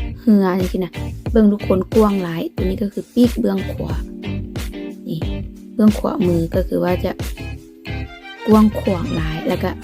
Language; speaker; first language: Thai; non-native, local second language; Lao